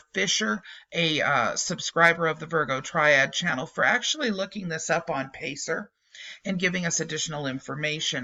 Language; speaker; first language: English; native; English